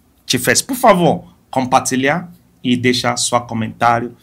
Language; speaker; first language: Portuguese; non-native, fluent; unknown